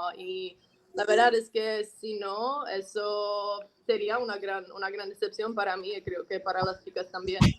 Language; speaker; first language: Spanish; non-native, fluent; Czech